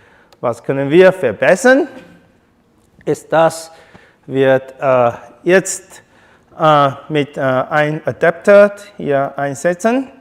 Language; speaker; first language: German; non-native, learner; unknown